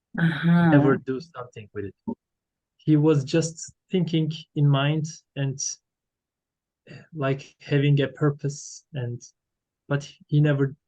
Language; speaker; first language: English; non-native, learner; Turkish